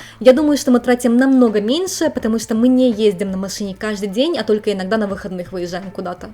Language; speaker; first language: Russian; native; Russian